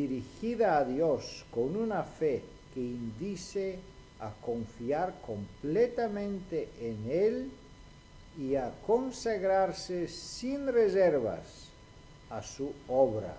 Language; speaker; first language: Spanish; non-native, fluent; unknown